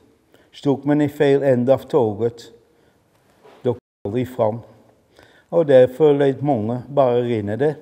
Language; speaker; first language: Swedish; non-native, fluent; Dutch